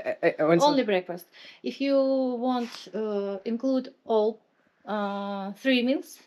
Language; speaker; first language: English; non-native, learner; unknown